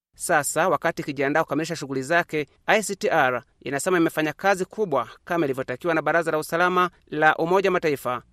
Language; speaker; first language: Swahili; non-native, local second language; Kinyarwanda